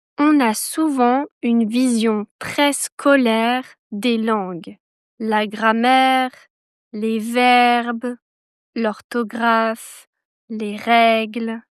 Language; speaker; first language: French; native; French